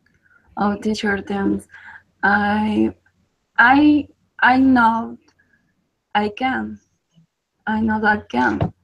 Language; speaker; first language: English; non-native, learner; Spanish